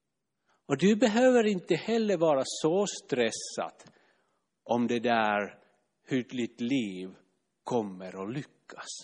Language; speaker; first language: Swedish; non-native, fluent; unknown